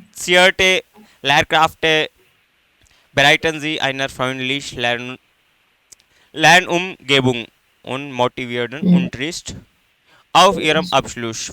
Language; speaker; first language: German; non-native, fluent; Hindi